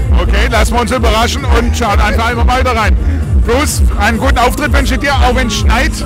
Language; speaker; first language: German; native; German